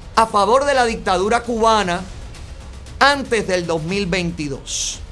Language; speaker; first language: Spanish; native; Spanish